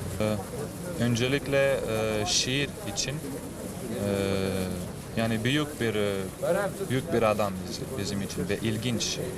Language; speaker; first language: Turkish; non-native, learner; Romanian